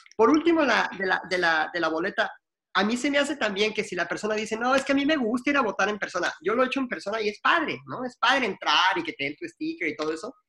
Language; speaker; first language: Spanish; native; Spanish